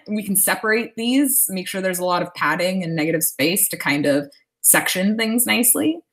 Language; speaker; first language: English; native; English